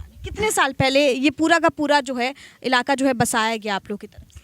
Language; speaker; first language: Hindi; native; Hindi